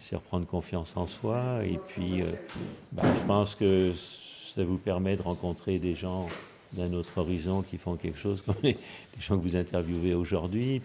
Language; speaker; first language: French; native; French